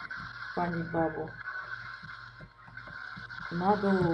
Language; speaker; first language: Polish; native; Polish